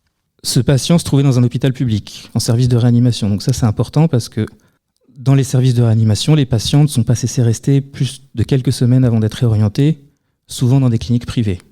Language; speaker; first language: French; native; French